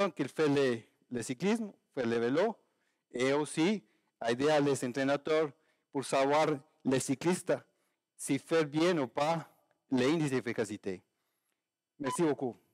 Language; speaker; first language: French; non-native, learner; Spanish